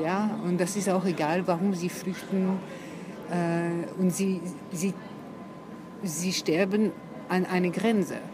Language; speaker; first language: German; non-native, fluent; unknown